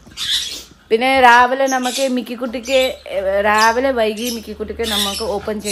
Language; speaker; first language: Malayalam; non-native, learner; Nepali